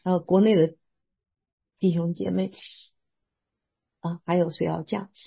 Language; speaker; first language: Chinese; native; Chinese